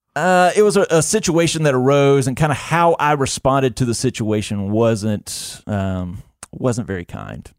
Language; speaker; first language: English; native; English